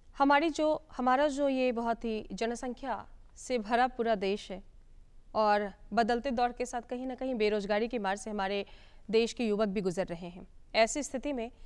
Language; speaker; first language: Hindi; native; Hindi